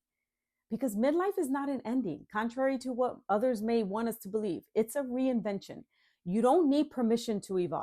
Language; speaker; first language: English; native; English